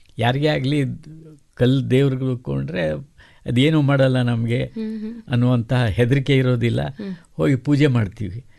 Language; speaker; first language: Kannada; native; Kannada